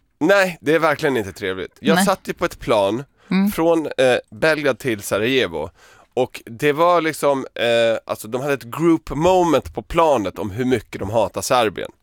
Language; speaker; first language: Swedish; early bilingual, other home language; Serbian